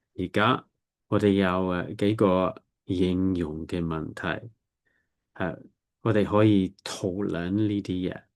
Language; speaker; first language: Cantonese; non-native, learner; English